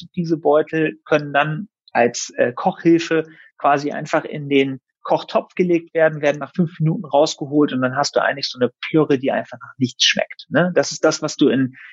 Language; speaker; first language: German; native; German